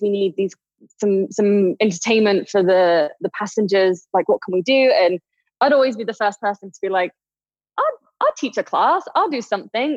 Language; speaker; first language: English; native; English